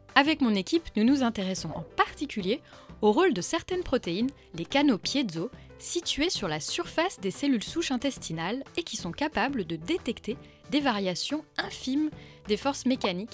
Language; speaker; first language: French; early bilingual, other home language; Arabic